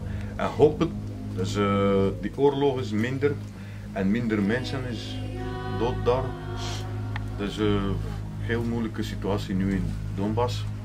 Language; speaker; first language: Dutch; non-native, learner; Russian